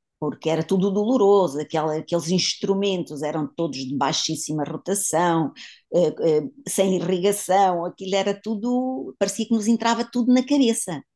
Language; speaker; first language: Portuguese; native; Portuguese